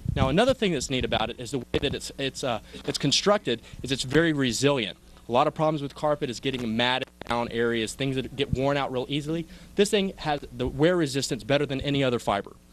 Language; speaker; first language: English; native; English